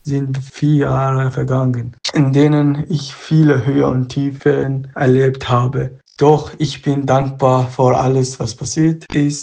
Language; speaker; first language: German; non-native, learner; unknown